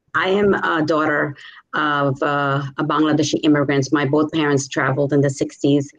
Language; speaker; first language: English; native; English